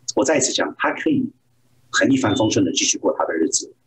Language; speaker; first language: Chinese; native; Chinese